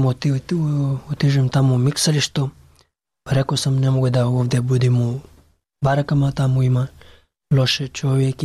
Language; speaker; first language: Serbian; non-native, learner; Pashto